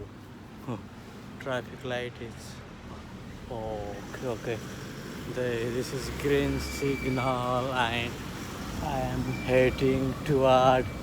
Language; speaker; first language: English; non-native, learner; Nepali